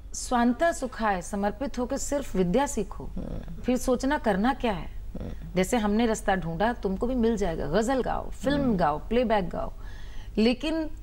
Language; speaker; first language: Hindi; native; Hindi